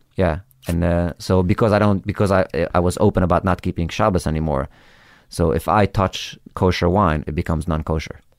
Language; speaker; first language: English; early bilingual, other home language; Hebrew